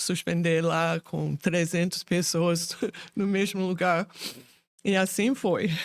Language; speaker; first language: Portuguese; non-native, fluent; English